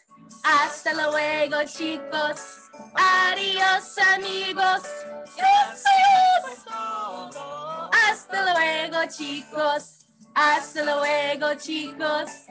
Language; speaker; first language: Spanish; non-native, fluent; English